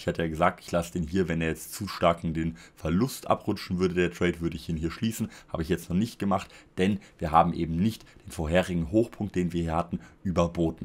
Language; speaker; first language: German; native; German